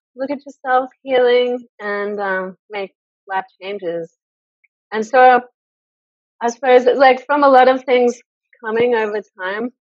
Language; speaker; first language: English; native; English